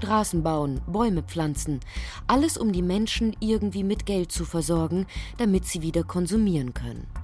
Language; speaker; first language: German; native; German